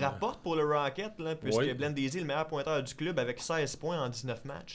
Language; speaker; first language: French; native; French